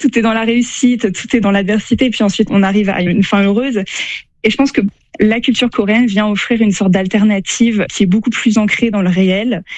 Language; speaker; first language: French; native; French